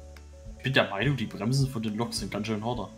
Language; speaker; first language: German; native; German